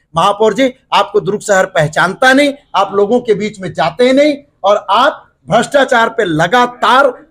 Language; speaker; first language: Hindi; native; Hindi